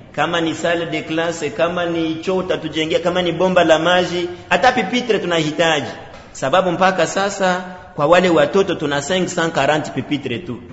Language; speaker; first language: Swahili; native; Swahili